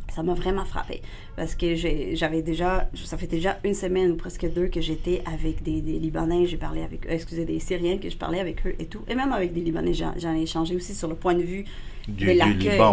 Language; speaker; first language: French; non-native, fluent; Spanish